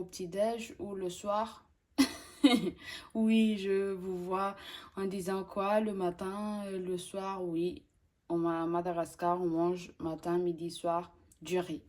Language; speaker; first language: French; non-native, local second language; Malagasy